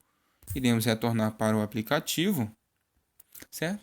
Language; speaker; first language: Portuguese; native; Portuguese